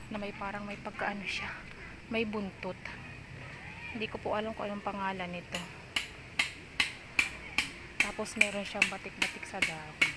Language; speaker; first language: Filipino; native; Filipino